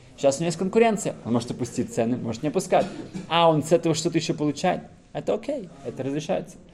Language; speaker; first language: Russian; early bilingual, heritage; Russian